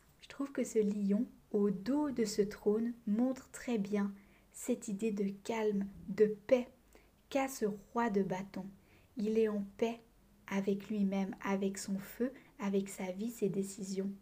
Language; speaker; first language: French; native; French